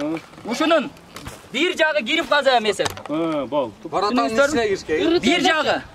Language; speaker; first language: Kyrgyz; native; Kyrgyz